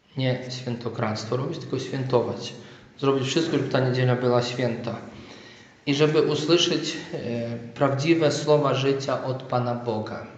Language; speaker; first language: Polish; native; Polish